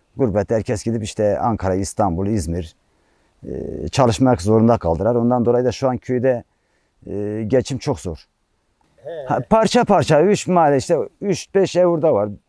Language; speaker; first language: Turkish; native; Turkish